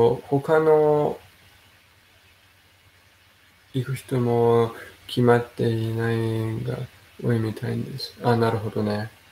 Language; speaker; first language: Japanese; non-native, fluent; Danish